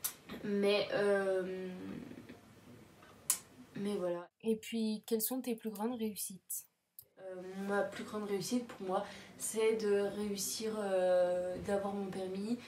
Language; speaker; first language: French; native; French